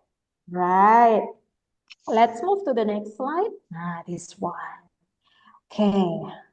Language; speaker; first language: English; non-native, fluent; Indonesian